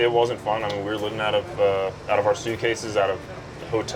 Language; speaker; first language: English; native; English